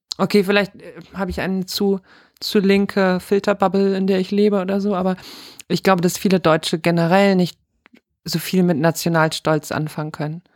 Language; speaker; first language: German; native; German